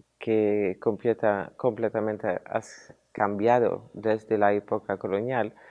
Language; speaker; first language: Spanish; non-native, fluent; Dutch